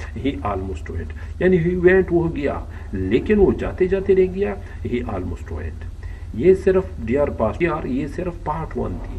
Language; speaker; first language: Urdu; non-native, local second language; Pashto